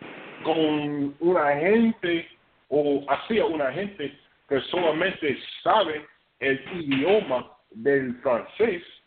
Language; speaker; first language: Spanish; non-native, fluent; English